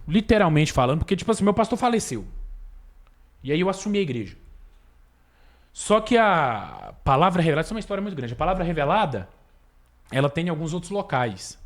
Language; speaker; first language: Portuguese; native; Portuguese